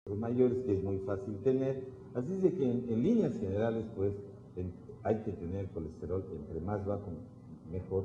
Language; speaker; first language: Spanish; native; Spanish